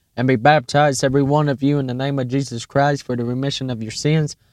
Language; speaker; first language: English; native; English